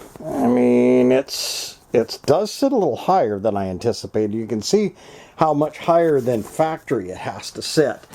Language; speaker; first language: English; native; English